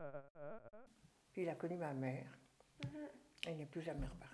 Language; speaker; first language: French; early bilingual, other home language; German